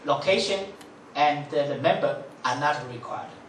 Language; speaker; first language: English; non-native, fluent; Chinese